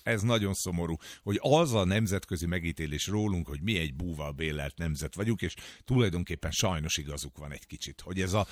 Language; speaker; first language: Hungarian; native; Hungarian